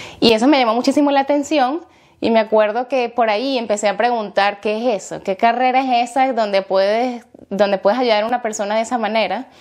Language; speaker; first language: Spanish; native; Spanish